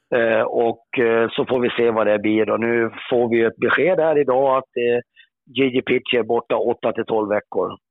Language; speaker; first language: Swedish; native; Swedish